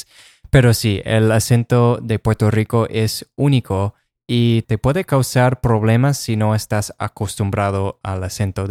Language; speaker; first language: Spanish; non-native, fluent; English